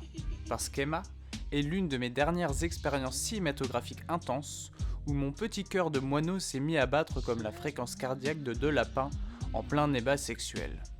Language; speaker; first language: French; native; French